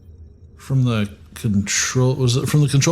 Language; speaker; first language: English; native; English